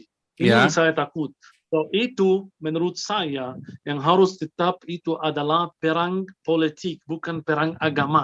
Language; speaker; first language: Indonesian; non-native, fluent; Arabic